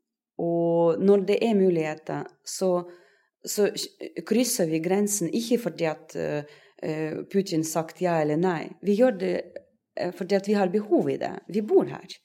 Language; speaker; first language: Norwegian; non-native, fluent; Russian